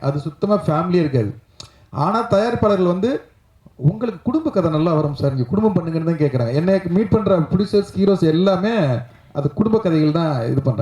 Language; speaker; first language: Tamil; native; Tamil